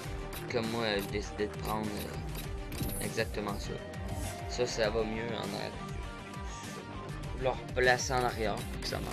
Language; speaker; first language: French; native; French